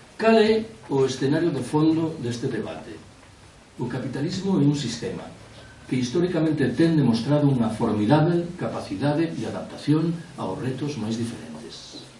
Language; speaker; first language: Galician; non-native, local second language; Spanish